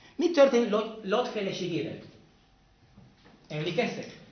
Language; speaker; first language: Hungarian; non-native, learner; Spanish